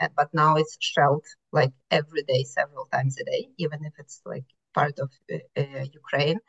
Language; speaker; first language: English; non-native, fluent; Ukrainian